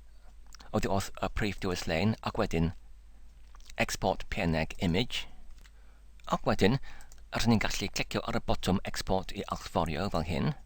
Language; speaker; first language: Welsh; non-native, learner; English